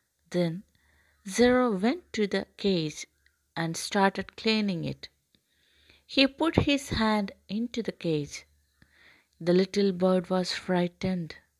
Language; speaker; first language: English; non-native, local second language; Malayalam